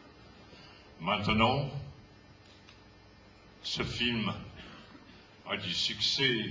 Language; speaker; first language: French; non-native, fluent; English